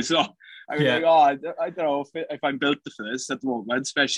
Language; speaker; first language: English; native; English